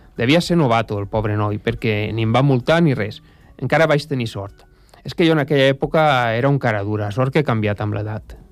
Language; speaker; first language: Catalan; native; Catalan